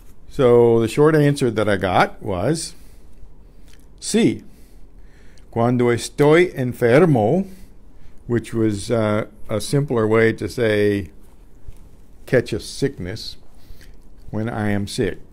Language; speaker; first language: English; native; English